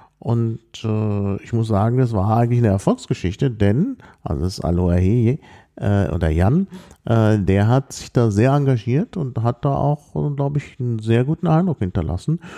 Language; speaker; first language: German; native; German